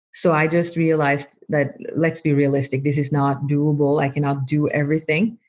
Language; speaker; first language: English; non-native, fluent; Norwegian